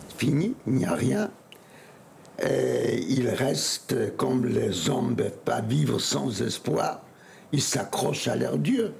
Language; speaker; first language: French; non-native, fluent; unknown